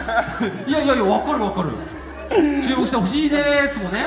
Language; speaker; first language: Japanese; native; Japanese